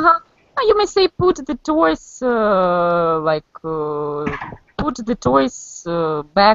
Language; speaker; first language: English; non-native, fluent; Russian